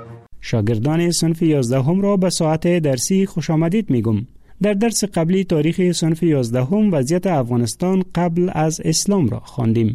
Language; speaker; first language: Persian; native; Persian